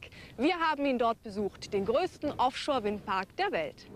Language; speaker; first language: German; native; German